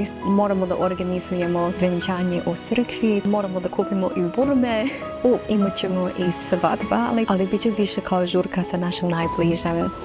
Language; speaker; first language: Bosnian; non-native, fluent; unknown